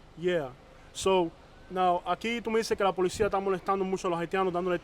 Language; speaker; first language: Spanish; early bilingual, heritage; Spanish